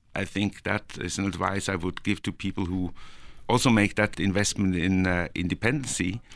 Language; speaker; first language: English; non-native, fluent; Norwegian